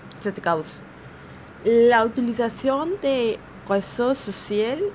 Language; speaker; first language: French; non-native, learner; Spanish